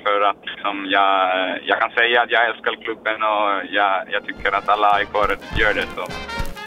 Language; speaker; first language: Swedish; non-native, learner; Finnish